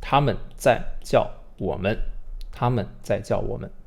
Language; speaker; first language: Chinese; non-native, fluent; English